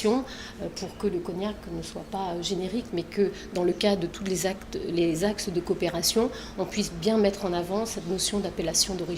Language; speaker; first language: French; native; French